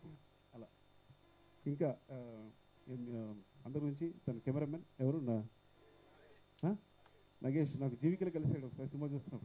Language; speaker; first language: Telugu; native; Telugu